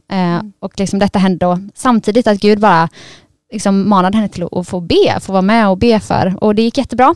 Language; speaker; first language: Swedish; native; Swedish